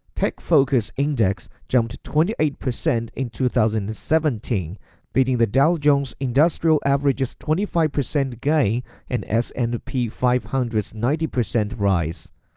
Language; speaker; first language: English; non-native, fluent; Chinese